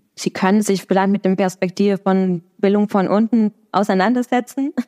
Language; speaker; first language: German; non-native, fluent; Spanish